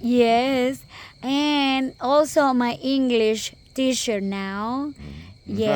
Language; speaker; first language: English; non-native, local second language; Spanish